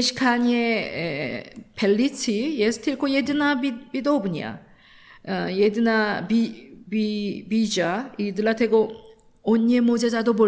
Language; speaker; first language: Polish; non-native, learner; Korean